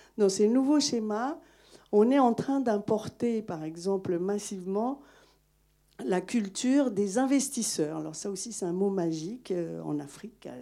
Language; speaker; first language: French; non-native, local second language; Malagasy